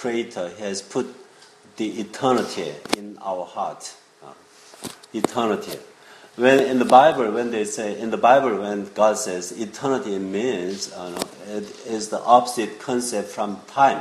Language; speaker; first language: English; non-native, fluent; Korean